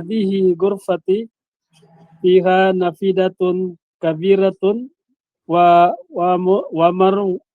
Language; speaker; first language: Arabic; non-native, learner; Filipino